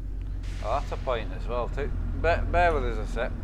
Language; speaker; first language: English; native; English